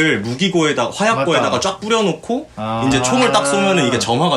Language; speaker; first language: Korean; native; Korean